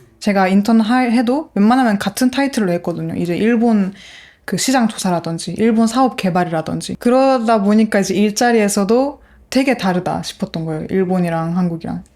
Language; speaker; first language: Korean; non-native, fluent; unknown